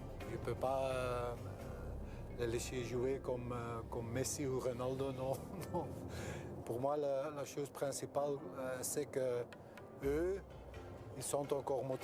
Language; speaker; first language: French; non-native, local second language; Dutch